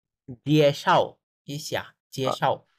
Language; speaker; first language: Chinese; non-native, fluent; Bangla